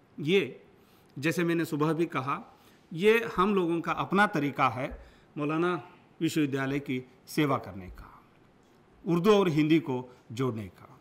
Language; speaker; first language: Hindi; non-native, local second language; Kannada